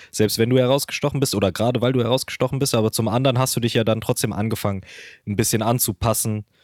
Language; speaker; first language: German; early bilingual, other home language; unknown